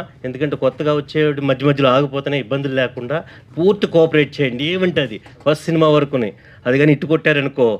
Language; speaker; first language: Telugu; native; Telugu